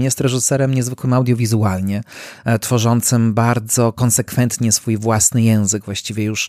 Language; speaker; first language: Polish; native; Polish